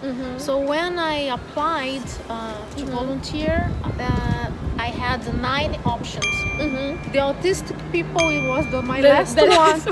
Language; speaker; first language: English; non-native, learner; Portuguese